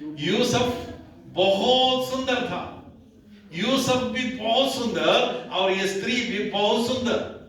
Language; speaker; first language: Hindi; non-native, local second language; Malayalam